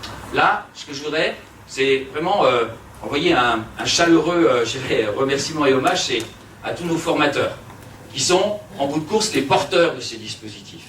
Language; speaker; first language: French; native; French